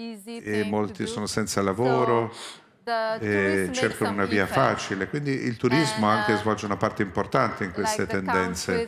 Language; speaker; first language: Italian; non-native, fluent; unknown